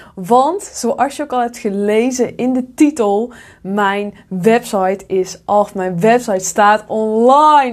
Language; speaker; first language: Dutch; native; Dutch